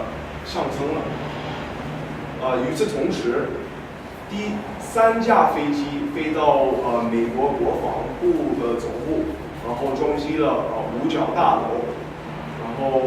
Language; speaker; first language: Chinese; non-native, fluent; English